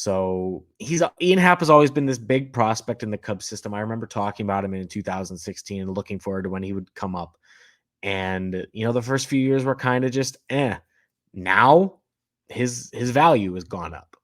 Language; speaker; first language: English; native; English